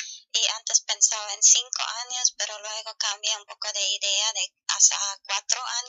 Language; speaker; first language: Spanish; non-native, fluent; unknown